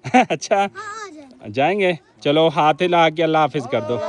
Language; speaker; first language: Urdu; non-native, local second language; Punjabi